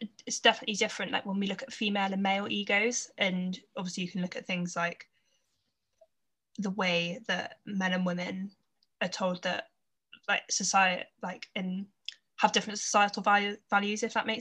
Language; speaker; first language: English; native; English